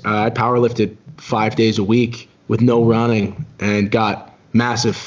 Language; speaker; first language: English; native; English